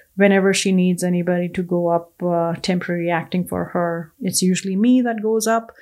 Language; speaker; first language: English; non-native, local second language; Punjabi